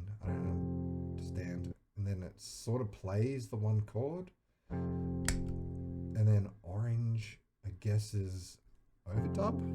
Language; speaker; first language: English; native; English